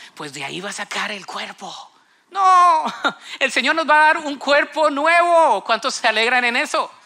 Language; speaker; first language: Spanish; native; Spanish